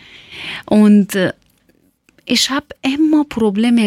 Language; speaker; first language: German; non-native, learner; Persian